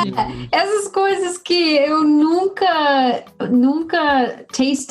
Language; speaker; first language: Portuguese; non-native, fluent; English